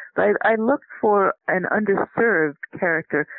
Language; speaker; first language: English; native; English